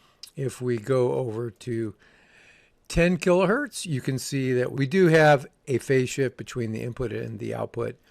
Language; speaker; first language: English; native; English